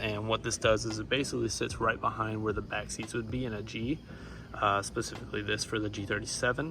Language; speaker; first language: English; native; English